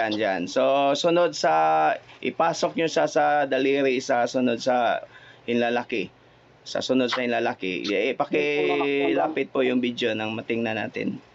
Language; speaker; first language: Filipino; non-native, local second language; Cebuano